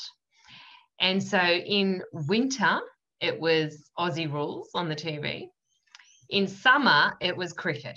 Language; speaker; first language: English; native; English